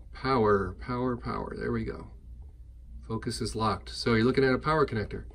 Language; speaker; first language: English; native; English